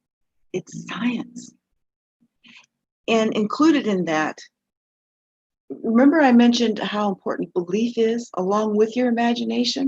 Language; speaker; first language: English; native; English